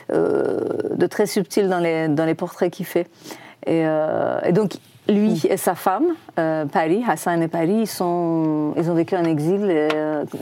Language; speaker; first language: French; non-native, fluent; Persian